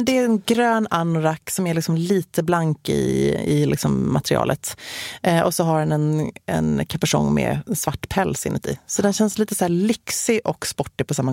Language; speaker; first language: Swedish; native; Swedish